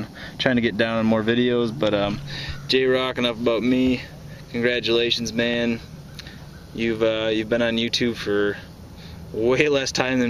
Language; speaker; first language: English; native; English